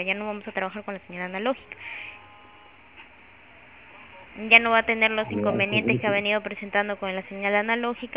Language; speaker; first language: Spanish; native; Spanish